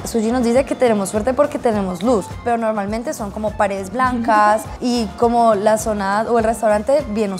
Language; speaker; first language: Spanish; native; Spanish